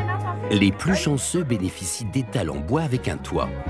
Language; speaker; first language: French; native; French